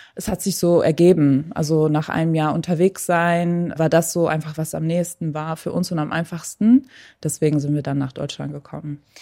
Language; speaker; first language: German; early bilingual, other home language; Persian